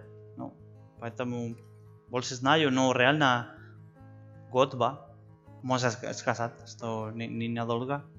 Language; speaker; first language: Russian; non-native, learner; Spanish